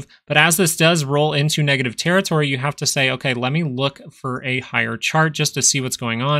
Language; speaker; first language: English; native; English